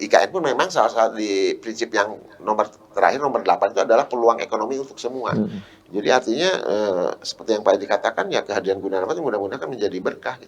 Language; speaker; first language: Indonesian; native; Indonesian